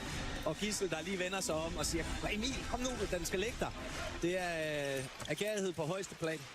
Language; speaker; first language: Danish; native; Danish